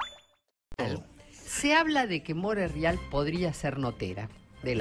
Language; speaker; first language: Spanish; native; Spanish